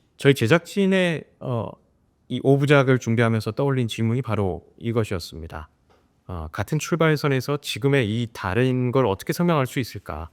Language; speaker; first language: Korean; native; Korean